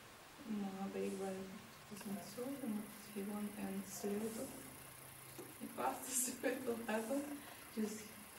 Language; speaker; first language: Dutch; non-native, learner; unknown